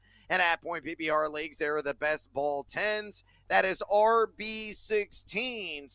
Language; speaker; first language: English; native; English